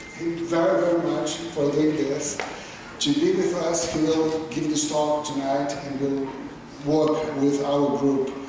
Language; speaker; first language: English; non-native, fluent; Portuguese